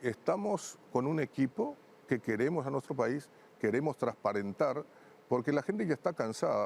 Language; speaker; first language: Spanish; native; Spanish